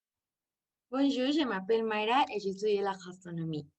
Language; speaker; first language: French; non-native, learner; Spanish